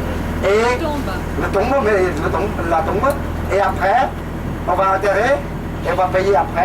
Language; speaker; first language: French; non-native, fluent; Vietnamese